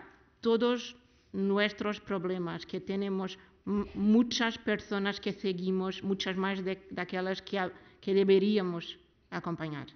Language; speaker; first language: Spanish; non-native, learner; Portuguese